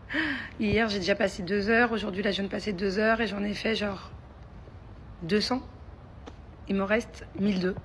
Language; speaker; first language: French; native; French